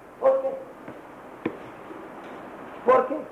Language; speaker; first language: Spanish; non-native, learner; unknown